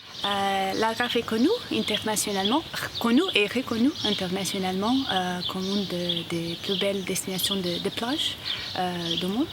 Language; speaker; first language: French; non-native, fluent; Portuguese